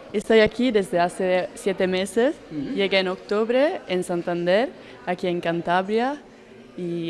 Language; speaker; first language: Spanish; non-native, learner; Italian